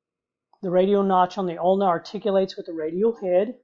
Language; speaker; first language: English; native; English